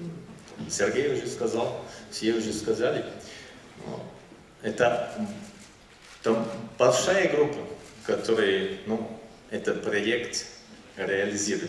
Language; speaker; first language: Russian; non-native, learner; German